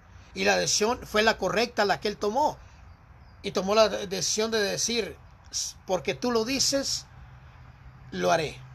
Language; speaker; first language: Spanish; native; Spanish